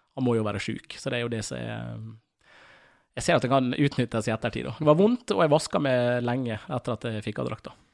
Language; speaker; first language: Norwegian; native; Norwegian